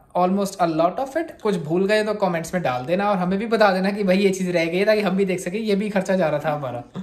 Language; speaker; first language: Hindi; non-native, local second language; Punjabi